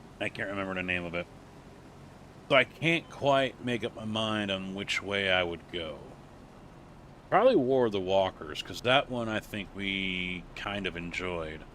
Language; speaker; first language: English; native; English